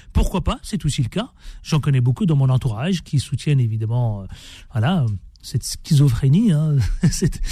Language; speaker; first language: French; native; French